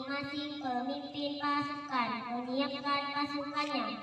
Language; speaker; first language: Indonesian; native; Indonesian